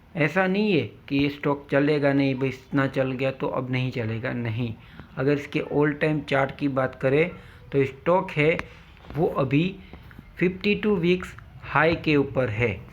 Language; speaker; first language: Hindi; non-native, local second language; Gujarati